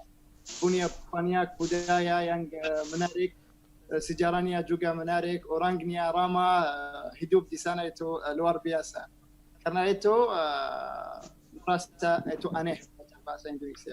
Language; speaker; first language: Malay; non-native, learner; Arabic